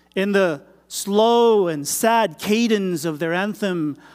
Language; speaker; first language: English; non-native, local second language; Filipino